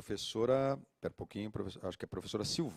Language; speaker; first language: Portuguese; native; Portuguese